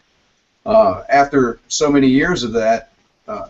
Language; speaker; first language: English; native; English